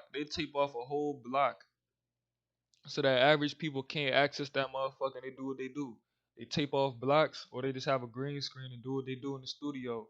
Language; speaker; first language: English; native; English